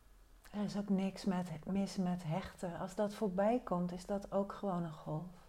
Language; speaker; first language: Dutch; native; Dutch